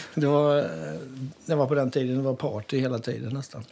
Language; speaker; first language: Swedish; native; Swedish